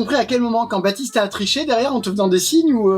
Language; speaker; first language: French; native; French